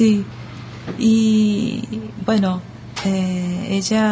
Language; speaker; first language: Spanish; early bilingual, other home language; Japanese